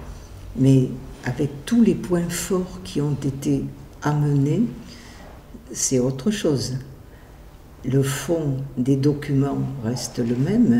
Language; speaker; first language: French; native; French